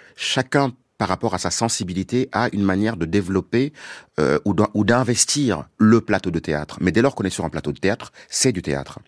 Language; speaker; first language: French; non-native, local second language; Wolof